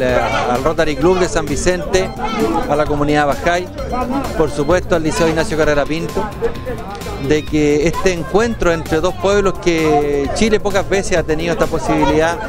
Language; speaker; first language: Spanish; native; Spanish